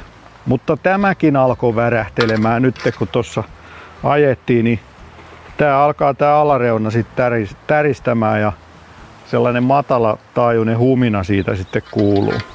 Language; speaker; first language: Finnish; native; Finnish